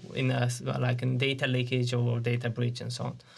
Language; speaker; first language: English; non-native, fluent; Romanian